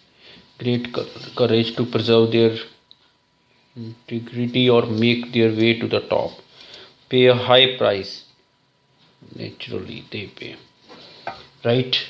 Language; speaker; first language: English; non-native, local second language; Hindi